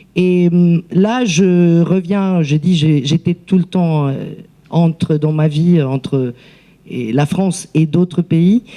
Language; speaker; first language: French; non-native, fluent; Spanish